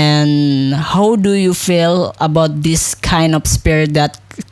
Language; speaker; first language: English; non-native, local second language; Indonesian